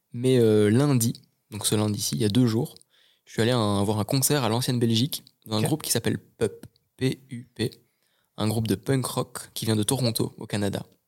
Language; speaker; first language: French; native; French